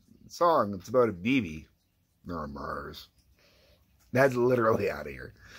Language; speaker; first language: English; native; English